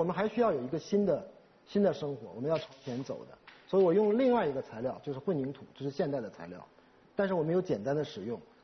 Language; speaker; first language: Chinese; native; Chinese